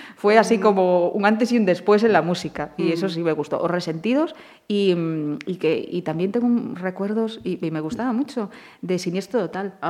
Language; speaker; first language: Spanish; native; Spanish